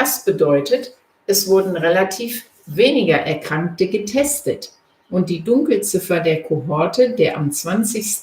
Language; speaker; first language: German; native; German